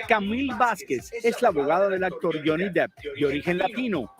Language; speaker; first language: Spanish; native; Spanish